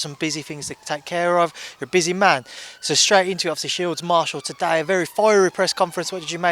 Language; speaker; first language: English; native; English